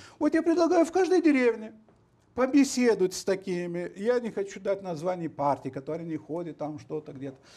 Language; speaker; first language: Russian; non-native, local second language; Romanian